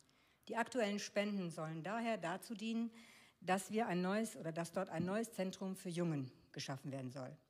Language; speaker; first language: German; native; German